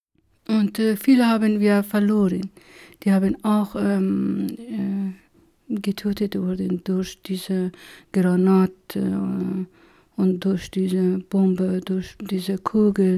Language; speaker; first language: German; non-native, learner; Persian